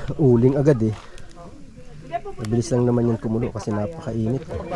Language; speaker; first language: Filipino; native; Filipino